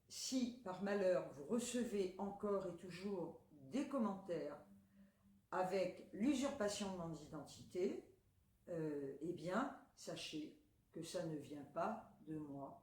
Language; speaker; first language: French; native; French